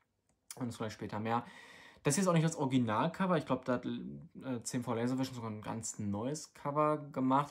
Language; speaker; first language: German; native; German